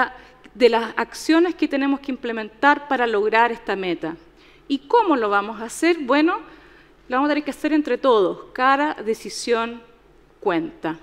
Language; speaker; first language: Spanish; native; Spanish